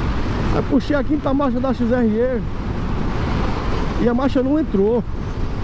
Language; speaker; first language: Portuguese; native; Portuguese